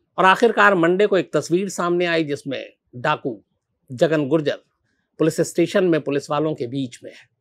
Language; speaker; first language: Hindi; native; Hindi